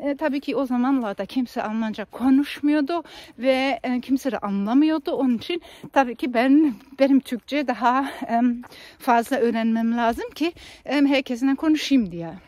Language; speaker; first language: Turkish; non-native, fluent; German